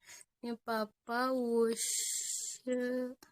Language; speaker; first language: Chinese; non-native, learner; Indonesian